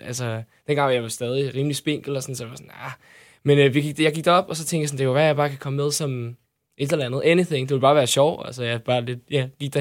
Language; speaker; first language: Danish; native; Danish